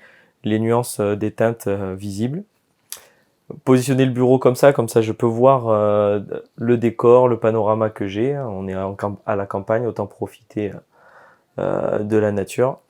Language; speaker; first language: French; native; French